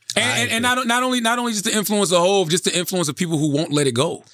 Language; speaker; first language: English; native; English